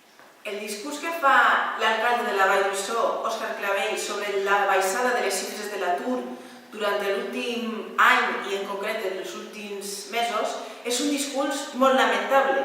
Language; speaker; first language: Catalan; native; Catalan